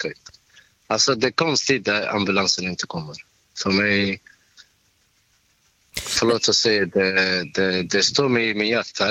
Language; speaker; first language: Swedish; non-native, learner; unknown